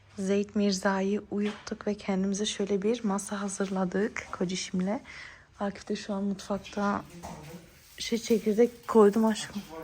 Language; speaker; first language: Turkish; early bilingual, heritage; Turkish